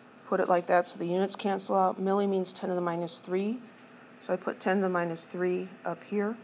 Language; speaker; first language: English; native; English